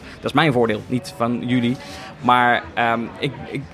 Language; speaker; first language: Dutch; native; Dutch